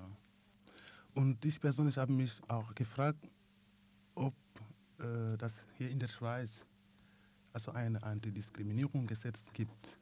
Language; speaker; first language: German; non-native, learner; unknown